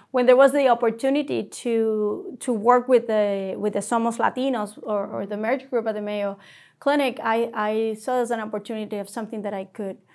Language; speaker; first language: English; non-native, fluent; Spanish